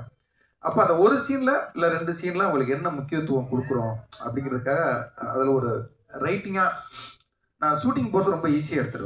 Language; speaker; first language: Tamil; native; Tamil